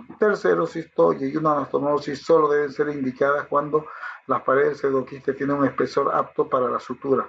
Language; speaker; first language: Spanish; native; Spanish